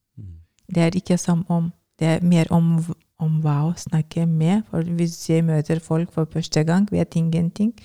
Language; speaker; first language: Norwegian; non-native, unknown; Lithuanian